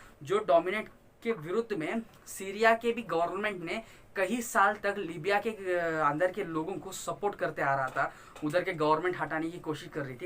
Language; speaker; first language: Hindi; non-native, local second language; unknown